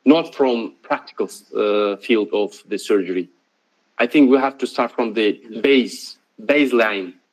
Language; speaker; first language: English; non-native, fluent; Russian